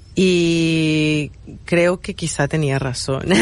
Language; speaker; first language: Spanish; native; Spanish